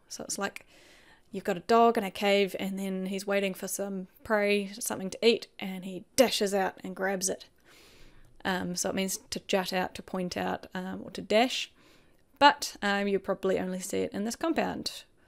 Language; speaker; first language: English; native; English